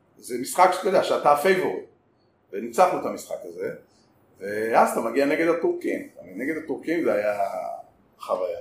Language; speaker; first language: Hebrew; native; Hebrew